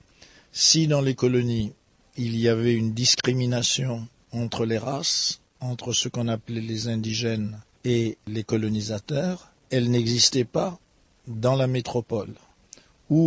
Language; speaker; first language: French; non-native, local second language; Lingala